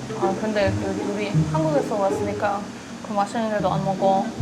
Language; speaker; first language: Korean; non-native, fluent; German